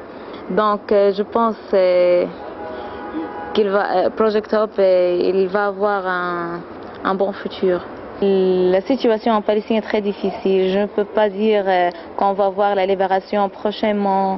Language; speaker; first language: French; non-native, fluent; Arabic